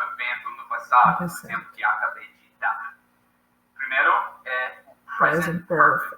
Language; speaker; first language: Portuguese; non-native, fluent; English